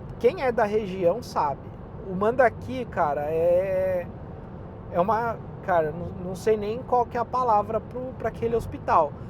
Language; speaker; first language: Portuguese; native; Portuguese